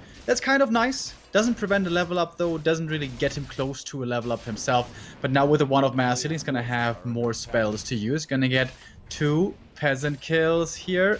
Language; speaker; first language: English; non-native, fluent; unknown